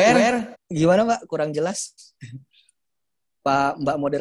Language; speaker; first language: Indonesian; native; Indonesian